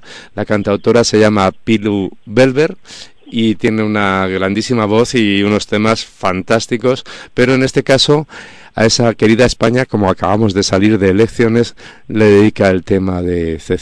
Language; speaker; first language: Spanish; native; Spanish